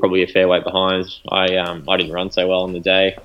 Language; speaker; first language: English; native; English